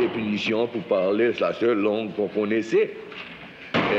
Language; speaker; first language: French; native; French